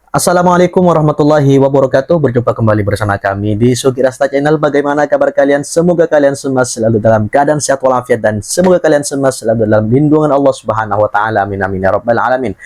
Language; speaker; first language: Indonesian; native; Indonesian